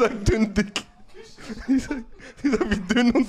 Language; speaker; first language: German; native; German